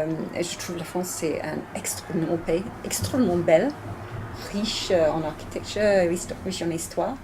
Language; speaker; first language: French; non-native, learner; English